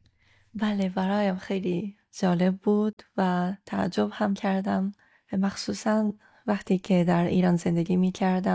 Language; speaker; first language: Persian; non-native, fluent; Japanese